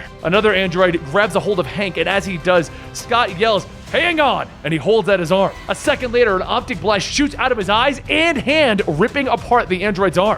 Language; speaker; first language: English; native; English